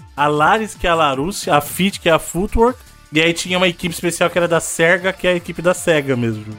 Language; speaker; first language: Portuguese; native; Portuguese